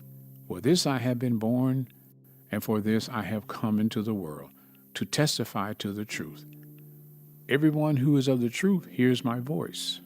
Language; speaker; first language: English; native; English